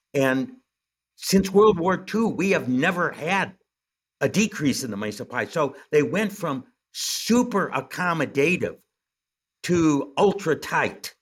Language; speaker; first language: English; native; English